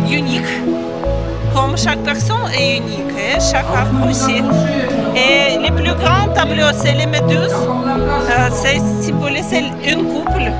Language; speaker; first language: French; non-native, learner; Ukrainian